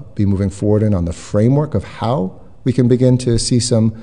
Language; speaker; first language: English; native; English